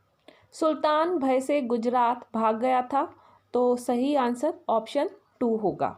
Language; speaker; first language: Hindi; native; Hindi